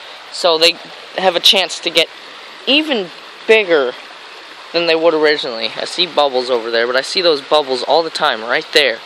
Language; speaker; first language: English; native; English